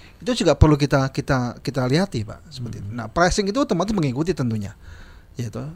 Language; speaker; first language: Indonesian; native; Indonesian